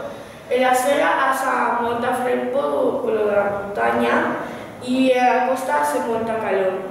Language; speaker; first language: Catalan; non-native, learner; Spanish